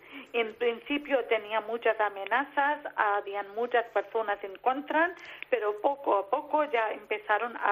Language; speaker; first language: Spanish; non-native, learner; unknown